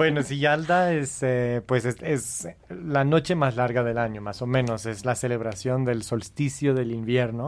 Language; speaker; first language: Spanish; non-native, fluent; English